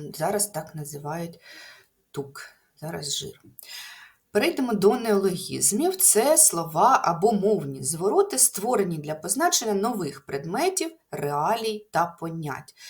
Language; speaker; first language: Ukrainian; native; Ukrainian